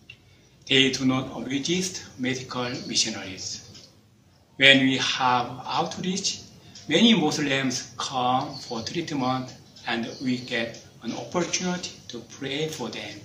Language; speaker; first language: English; non-native, fluent; Korean